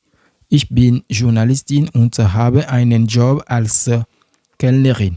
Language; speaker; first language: German; non-native, fluent; French